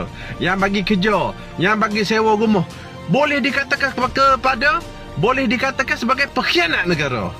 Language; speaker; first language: Malay; native; Malay